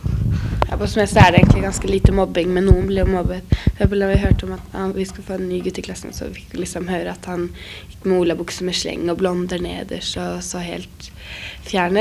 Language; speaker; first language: Norwegian; native; Norwegian